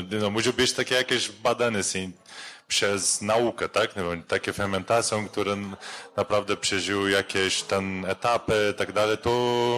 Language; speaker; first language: Polish; non-native, learner; Portuguese